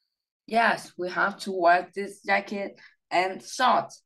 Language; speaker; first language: English; non-native, learner; Vietnamese